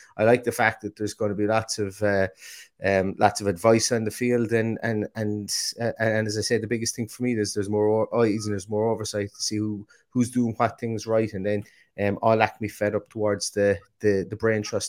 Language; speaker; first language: English; native; English